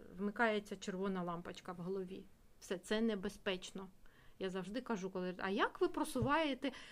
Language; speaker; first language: Ukrainian; non-native, local second language; Russian